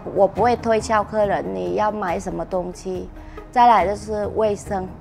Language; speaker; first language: Chinese; non-native, fluent; Vietnamese